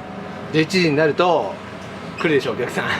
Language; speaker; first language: Japanese; native; Japanese